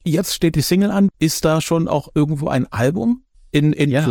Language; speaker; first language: German; native; German